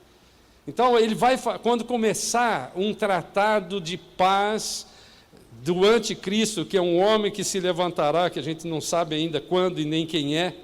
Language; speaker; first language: Portuguese; native; Portuguese